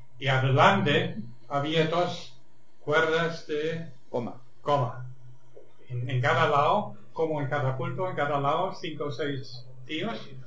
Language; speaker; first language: Spanish; non-native, fluent; German